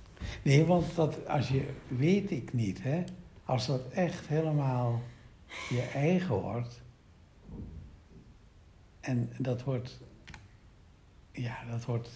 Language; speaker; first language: Dutch; native; Dutch